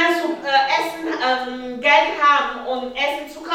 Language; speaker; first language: German; non-native, learner; French